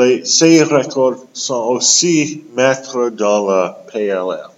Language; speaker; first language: French; non-native, local second language; English